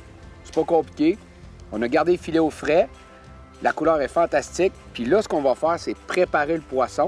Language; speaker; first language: French; native; French